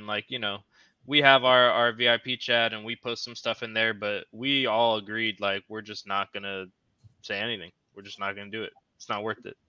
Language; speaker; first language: English; native; English